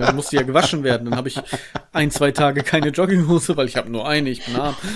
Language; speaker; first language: German; native; German